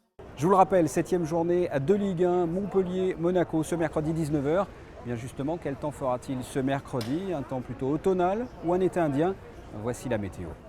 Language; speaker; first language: French; native; French